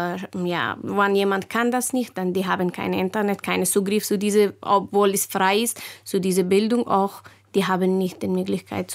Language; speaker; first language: German; non-native, learner; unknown